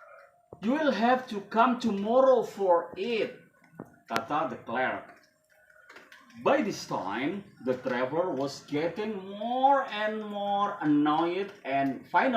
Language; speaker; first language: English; non-native, learner; Indonesian